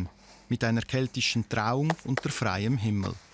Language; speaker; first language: German; native; German